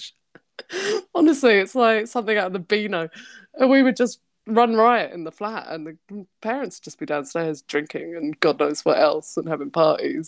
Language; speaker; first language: English; native; English